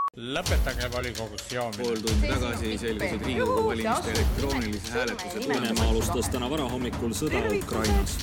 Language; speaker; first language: Estonian; non-native, fluent; Chinese